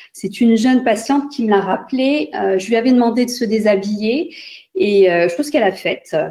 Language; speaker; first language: French; non-native, local second language; Arabic